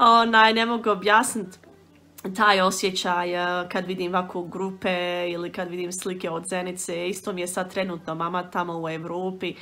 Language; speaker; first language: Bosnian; early bilingual, heritage; Bosnian